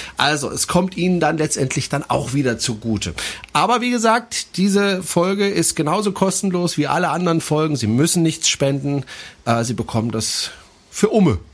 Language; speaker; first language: German; non-native, fluent; French